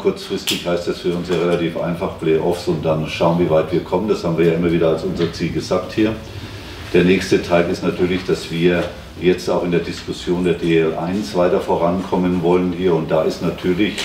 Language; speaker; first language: German; native; German